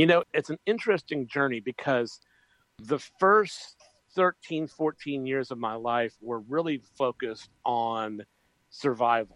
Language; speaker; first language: English; native; English